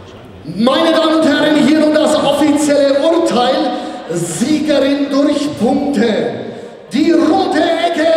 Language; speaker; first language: German; native; German